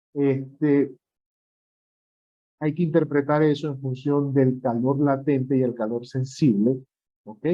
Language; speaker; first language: Spanish; native; Spanish